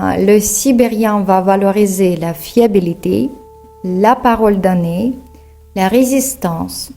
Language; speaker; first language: French; non-native, fluent; Russian